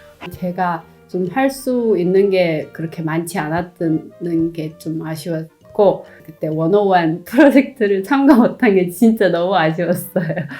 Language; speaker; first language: Korean; non-native, fluent; Chinese